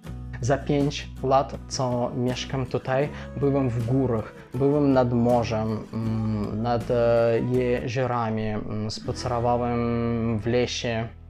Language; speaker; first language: Polish; non-native, fluent; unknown